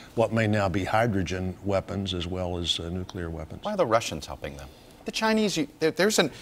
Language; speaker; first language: English; native; English